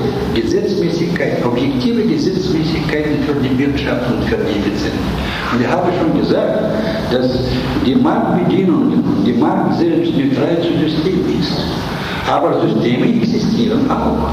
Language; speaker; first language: German; non-native, fluent; Russian